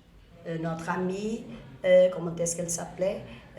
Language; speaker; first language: French; non-native, fluent; Portuguese